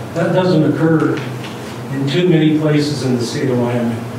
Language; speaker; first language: English; native; English